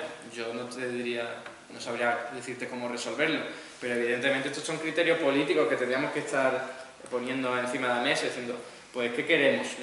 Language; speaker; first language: Spanish; native; Spanish